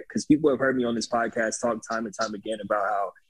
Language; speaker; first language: English; native; English